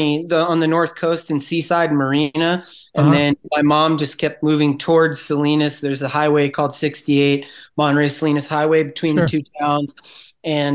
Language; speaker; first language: English; native; English